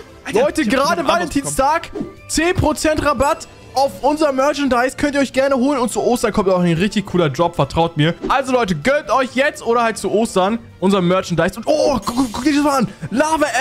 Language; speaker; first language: German; native; German